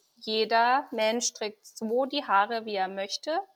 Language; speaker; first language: German; early bilingual, other home language; Persian